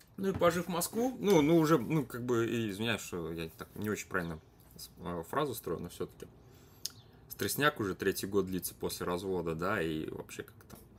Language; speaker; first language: Russian; native; Russian